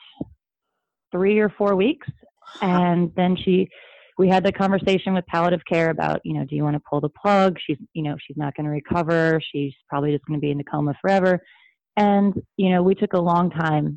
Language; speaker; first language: English; native; English